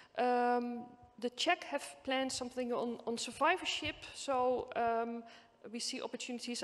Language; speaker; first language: English; non-native, fluent; Dutch